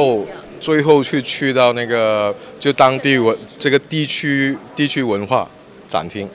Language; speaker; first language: Chinese; native; Chinese